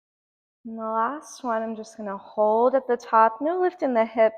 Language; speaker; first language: English; native; English